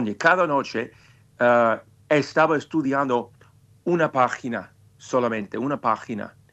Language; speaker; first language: Spanish; non-native, fluent; English